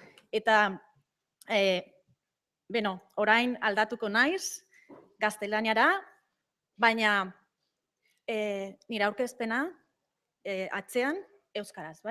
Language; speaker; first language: Basque; non-native, local second language; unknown